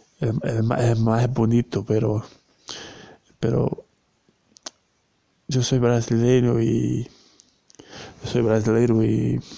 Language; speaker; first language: Spanish; non-native, learner; Portuguese